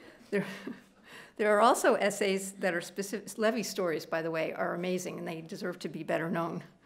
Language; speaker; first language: English; native; English